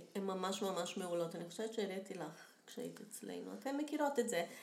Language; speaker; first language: Hebrew; non-native, fluent; Portuguese